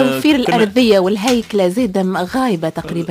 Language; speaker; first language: Arabic; native; Arabic